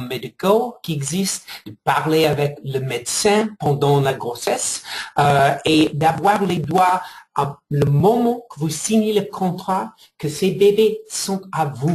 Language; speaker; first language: French; non-native, fluent; English